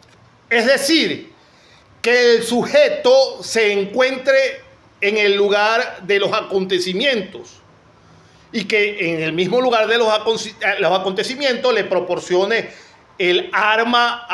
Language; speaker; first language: Spanish; native; Spanish